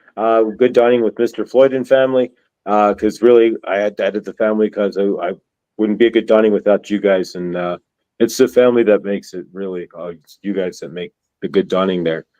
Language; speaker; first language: English; native; English